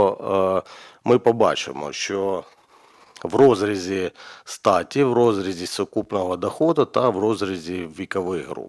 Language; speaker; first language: Ukrainian; native; Ukrainian